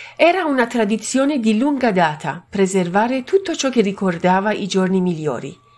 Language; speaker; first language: Italian; non-native, fluent; Persian